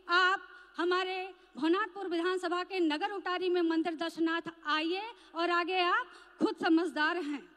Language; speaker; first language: Hindi; native; Hindi